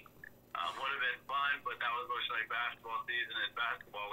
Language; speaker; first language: English; native; English